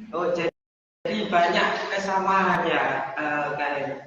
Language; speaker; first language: Indonesian; native; Indonesian